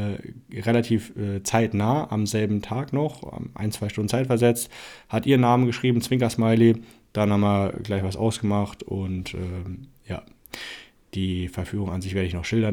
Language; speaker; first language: German; native; German